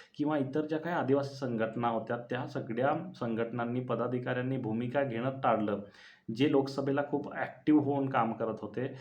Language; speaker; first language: Marathi; non-native, local second language; Bhili